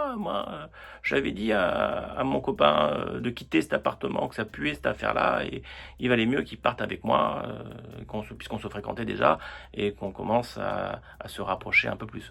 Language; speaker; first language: French; native; French